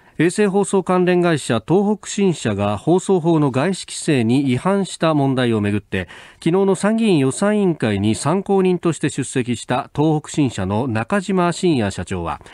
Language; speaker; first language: Japanese; native; Japanese